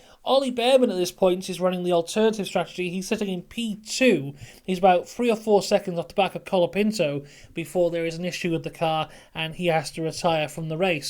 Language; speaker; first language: English; native; English